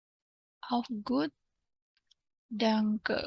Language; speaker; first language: German; non-native, fluent; Indonesian